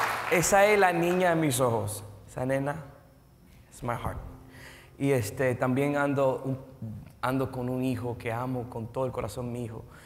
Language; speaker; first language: Spanish; early bilingual, heritage; Spanish